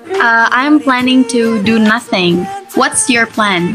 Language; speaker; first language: English; non-native, learner; Chinese